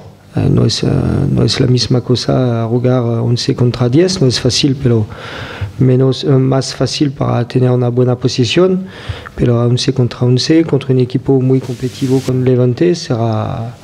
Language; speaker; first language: Spanish; non-native, fluent; French